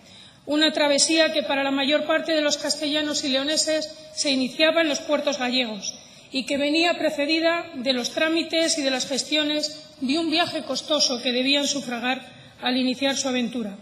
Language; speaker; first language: Spanish; native; Spanish